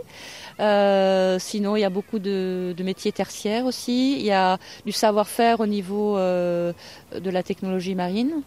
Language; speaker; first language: French; non-native, fluent; Norwegian